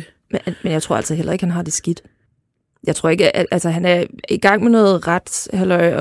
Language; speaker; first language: Danish; native; Danish